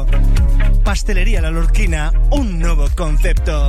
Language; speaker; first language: Spanish; native; Spanish